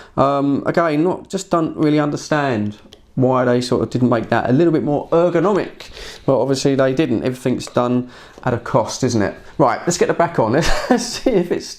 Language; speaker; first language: English; native; English